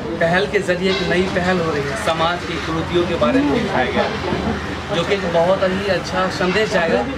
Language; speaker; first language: Hindi; native; Hindi